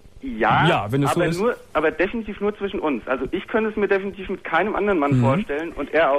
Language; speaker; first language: German; native; German